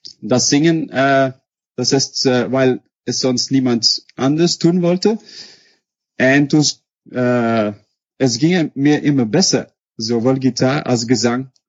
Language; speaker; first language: German; non-native, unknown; Dutch